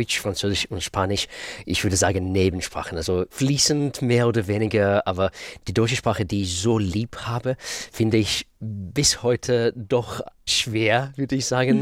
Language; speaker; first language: German; non-native, fluent; Russian